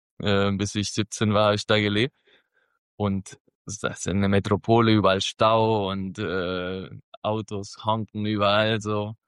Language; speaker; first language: German; non-native, fluent; Spanish